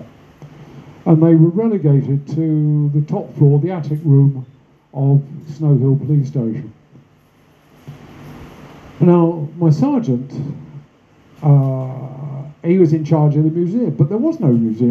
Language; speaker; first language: English; native; English